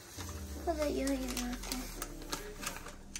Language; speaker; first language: Spanish; early bilingual, heritage; Spanish